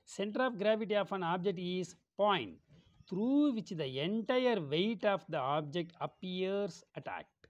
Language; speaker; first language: English; non-native, local second language; Tamil